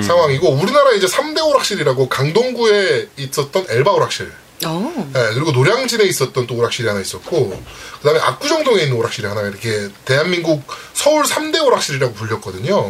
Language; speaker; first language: Korean; native; Korean